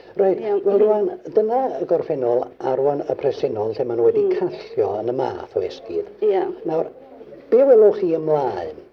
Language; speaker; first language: Welsh; native; Welsh